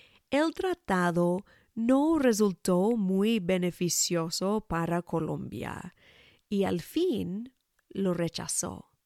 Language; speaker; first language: Spanish; non-native, fluent; English